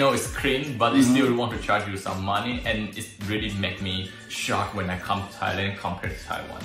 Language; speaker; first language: English; non-native, learner; Chinese